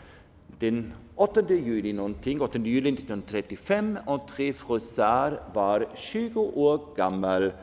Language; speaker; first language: Swedish; non-native, fluent; German